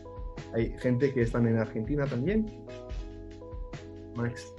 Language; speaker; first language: Spanish; non-native, fluent; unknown